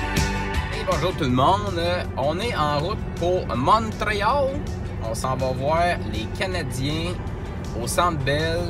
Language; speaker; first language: French; native; French